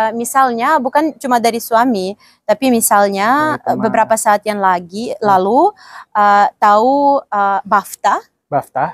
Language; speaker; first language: Indonesian; non-native, fluent; Ukrainian